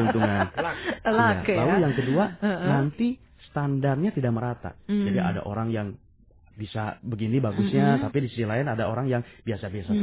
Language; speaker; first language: Indonesian; native; Indonesian